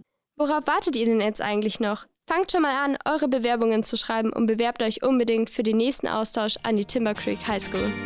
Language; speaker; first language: German; native; German